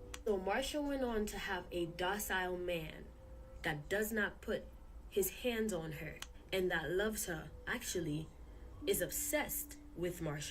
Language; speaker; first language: English; native; English